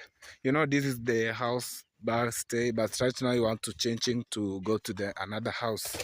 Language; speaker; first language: English; non-native, learner; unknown